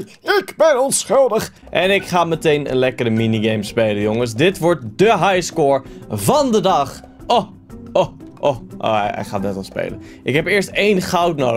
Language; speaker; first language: Dutch; native; Dutch